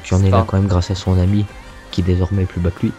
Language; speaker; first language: French; native; French